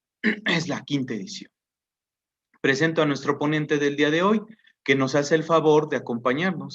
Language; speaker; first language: Spanish; native; Spanish